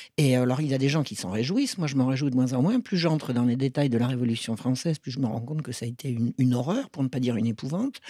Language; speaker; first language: French; native; French